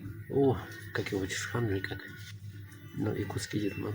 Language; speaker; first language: Russian; non-native, local second language; Yakut